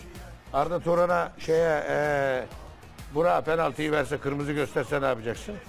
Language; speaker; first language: Turkish; native; Turkish